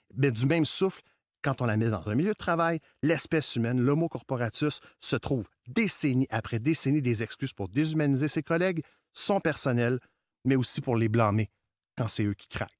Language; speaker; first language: French; native; French